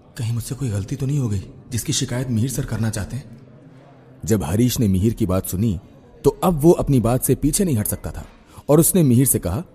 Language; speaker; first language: Hindi; native; Hindi